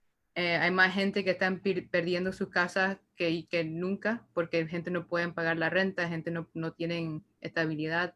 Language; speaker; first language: Spanish; early bilingual, heritage; Spanish